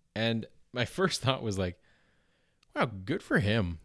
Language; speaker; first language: English; native; English